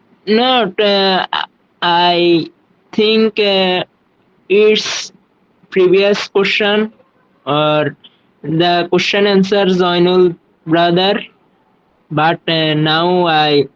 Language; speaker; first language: English; non-native, learner; Bangla